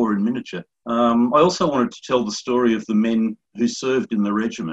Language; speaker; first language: English; native; English